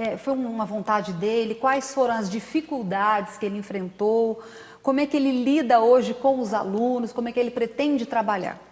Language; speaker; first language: Portuguese; native; Portuguese